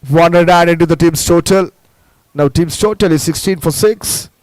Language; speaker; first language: English; non-native, local second language; Kannada